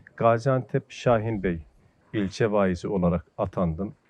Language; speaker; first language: Turkish; native; Turkish